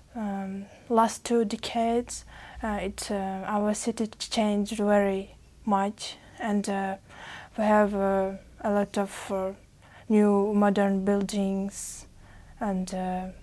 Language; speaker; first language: English; non-native, fluent; Uzbek